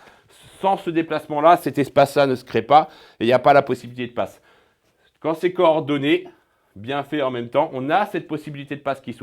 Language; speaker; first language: French; native; French